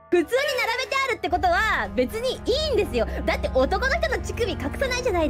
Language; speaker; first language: Japanese; native; Japanese